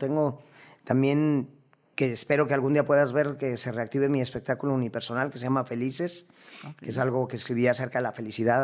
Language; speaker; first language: Spanish; native; Spanish